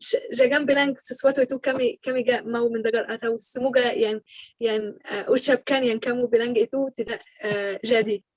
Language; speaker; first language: Indonesian; non-native, learner; Arabic